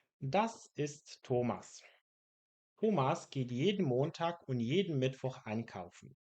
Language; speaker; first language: German; non-native, fluent; Polish